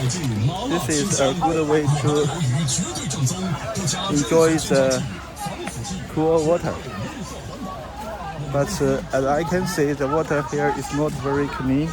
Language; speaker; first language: English; non-native, fluent; Chinese